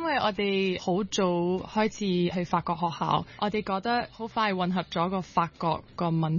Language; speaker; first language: Cantonese; early bilingual, heritage; French